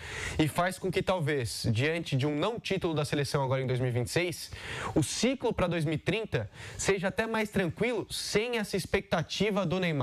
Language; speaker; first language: Portuguese; native; Portuguese